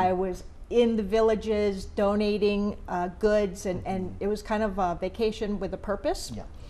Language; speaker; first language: English; native; English